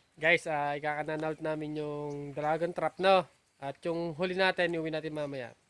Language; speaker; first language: Filipino; native; Filipino